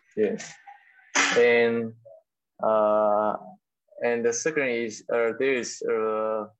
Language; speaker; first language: English; non-native, local second language; Chinese